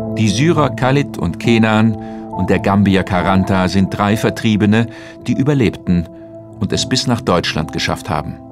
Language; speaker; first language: German; native; German